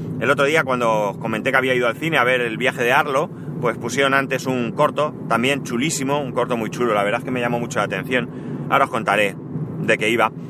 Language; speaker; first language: Spanish; native; Spanish